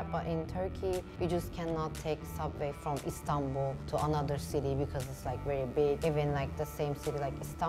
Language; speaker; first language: English; non-native, fluent; Turkish